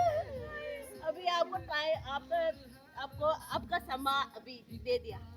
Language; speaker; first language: Hindi; non-native, local second language; Rongmei Naga